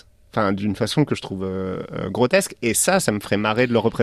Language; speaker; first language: French; native; French